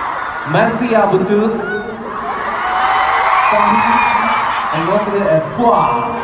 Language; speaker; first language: French; non-native, learner; Korean